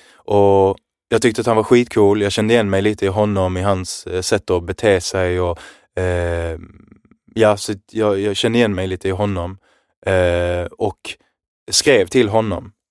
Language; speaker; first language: Swedish; early bilingual, other home language; Arabic